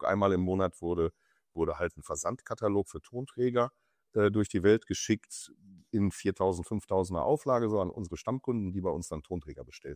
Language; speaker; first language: German; native; German